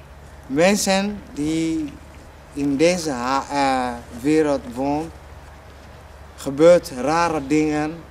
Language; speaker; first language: Dutch; non-native, learner; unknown